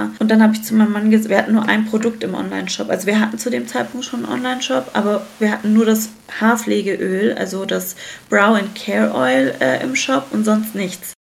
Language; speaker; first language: German; early bilingual, other home language; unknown